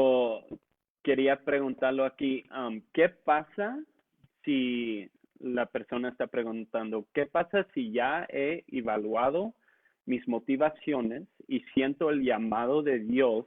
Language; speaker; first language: Spanish; non-native, local second language; English